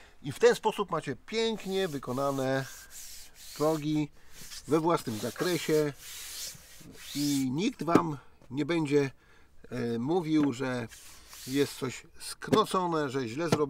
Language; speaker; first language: Polish; native; Polish